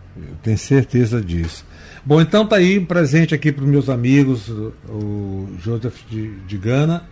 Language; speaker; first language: Portuguese; native; Portuguese